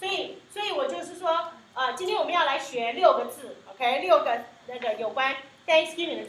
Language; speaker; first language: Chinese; early bilingual, heritage; Chinese